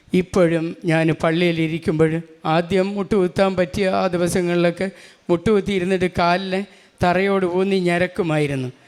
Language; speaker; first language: Malayalam; non-native, local second language; Tamil